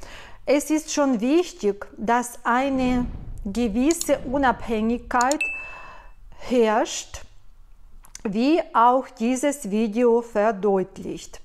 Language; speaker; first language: German; non-native, fluent; Russian